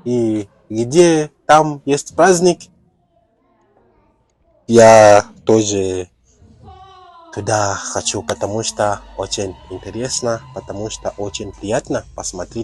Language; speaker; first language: Russian; non-native, learner; Tatar